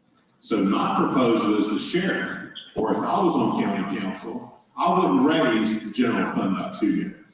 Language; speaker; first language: English; native; English